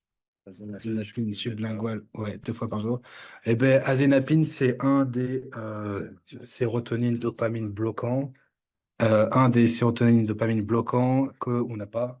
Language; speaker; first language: French; native; French